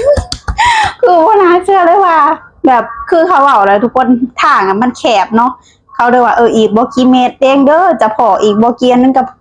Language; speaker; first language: Thai; non-native, local second language; Lao